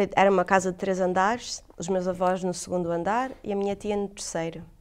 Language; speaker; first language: Portuguese; early bilingual, heritage; English